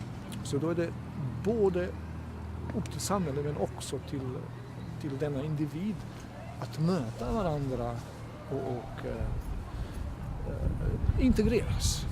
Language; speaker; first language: Swedish; non-native, fluent; Bosnian